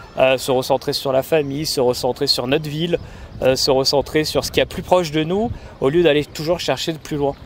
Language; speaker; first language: French; native; French